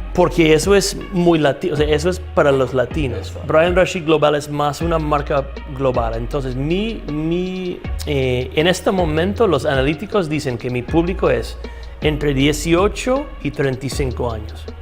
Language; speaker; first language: Spanish; non-native, fluent; English